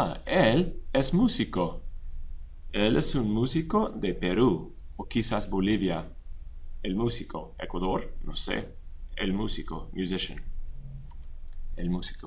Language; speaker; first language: Spanish; non-native, fluent; English